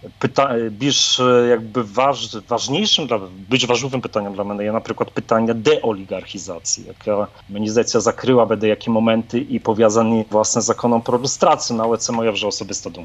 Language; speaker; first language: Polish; non-native, learner; Ukrainian